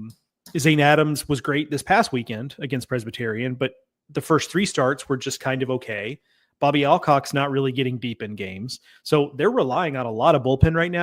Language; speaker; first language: English; native; English